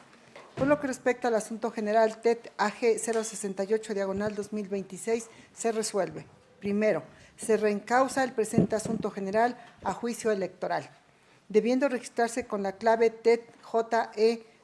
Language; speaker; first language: Spanish; native; Spanish